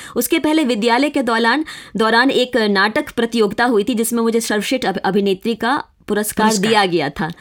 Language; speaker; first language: Hindi; non-native, local second language; Maithili